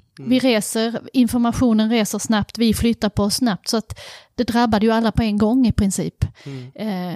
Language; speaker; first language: Swedish; native; Swedish